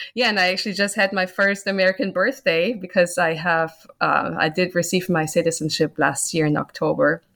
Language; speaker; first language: English; non-native, fluent; German